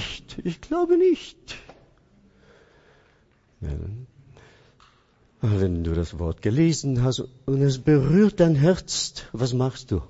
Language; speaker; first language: German; non-native, fluent; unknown